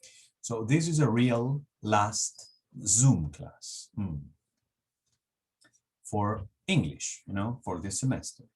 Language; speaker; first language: English; non-native, fluent; Spanish